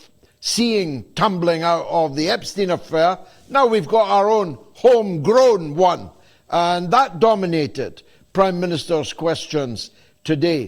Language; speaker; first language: English; native; English